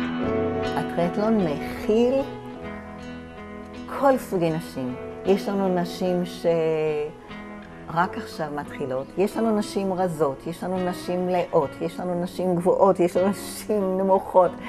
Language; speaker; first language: Hebrew; non-native, fluent; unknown